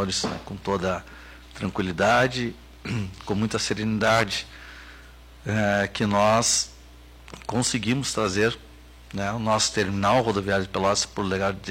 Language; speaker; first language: Portuguese; native; Portuguese